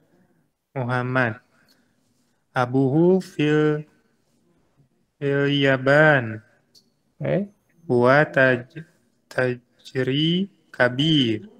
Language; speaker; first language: Arabic; non-native, learner; Indonesian